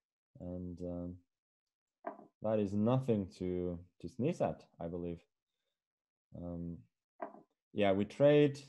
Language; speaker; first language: English; non-native, fluent; Norwegian